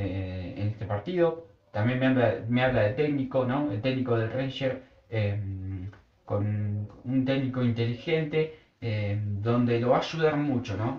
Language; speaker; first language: Spanish; native; Spanish